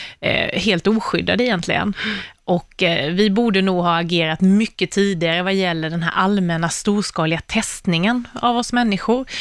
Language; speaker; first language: Swedish; native; Swedish